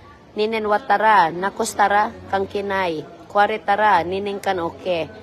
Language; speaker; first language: Japanese; non-native, learner; Filipino